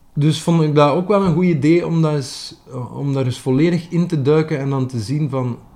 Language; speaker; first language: Dutch; native; Dutch